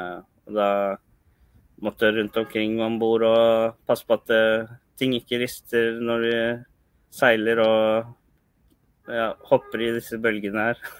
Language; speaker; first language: Norwegian; early bilingual, other home language; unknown